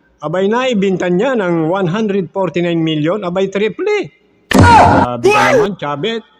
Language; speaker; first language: Filipino; native; Filipino